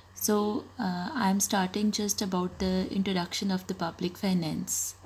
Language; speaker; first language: English; non-native, local second language; Urdu